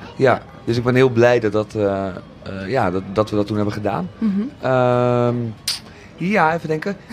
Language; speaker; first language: Dutch; native; Dutch